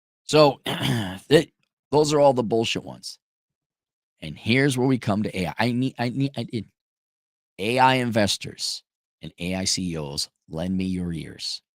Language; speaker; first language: English; native; English